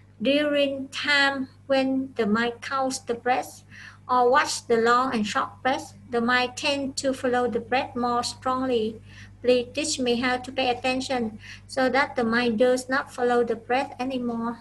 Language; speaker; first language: English; non-native, fluent; Vietnamese